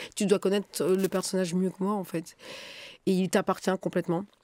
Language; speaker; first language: French; native; French